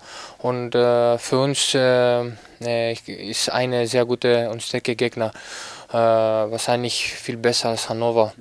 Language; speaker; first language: German; non-native, fluent; Greek